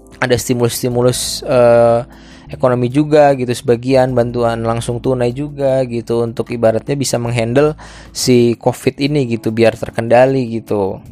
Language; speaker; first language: Indonesian; native; Indonesian